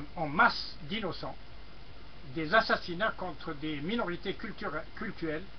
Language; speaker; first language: French; non-native, local second language; Arabic